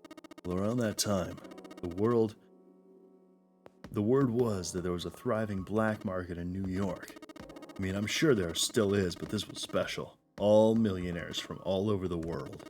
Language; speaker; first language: English; native; English